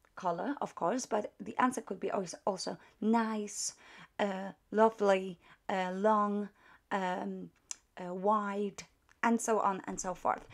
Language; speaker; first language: English; non-native, fluent; Polish